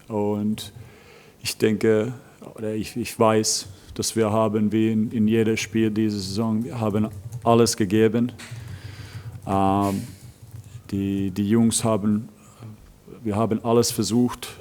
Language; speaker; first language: German; non-native, fluent; Finnish